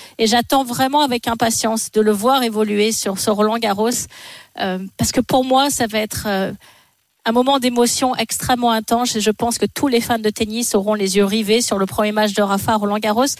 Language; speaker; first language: French; native; French